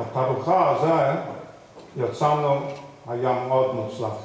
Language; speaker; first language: Hebrew; non-native, fluent; English